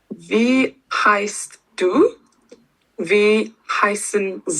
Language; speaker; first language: German; non-native, learner; English